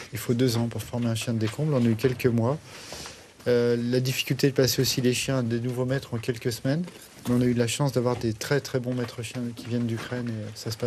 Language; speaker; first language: French; native; French